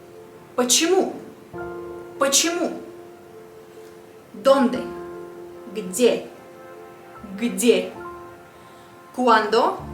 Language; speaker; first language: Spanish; non-native, fluent; Russian